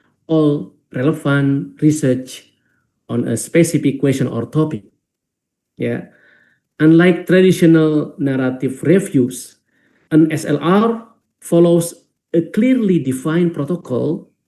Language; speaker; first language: English; non-native, fluent; Indonesian